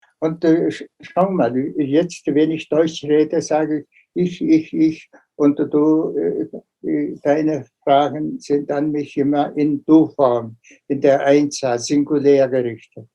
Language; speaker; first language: German; non-native, fluent; Tuvinian